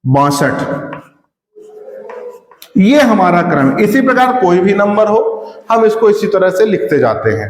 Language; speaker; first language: Hindi; native; Hindi